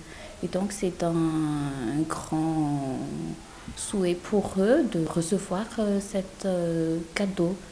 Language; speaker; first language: French; non-native, local second language; Malagasy